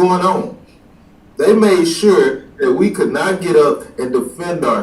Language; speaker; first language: English; native; English